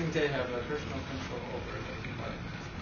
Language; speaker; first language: English; non-native, learner; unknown